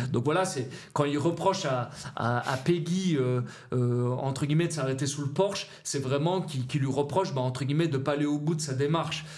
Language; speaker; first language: French; native; French